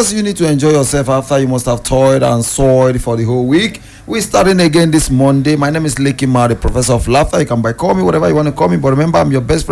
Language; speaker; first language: English; non-native, local second language; Igbo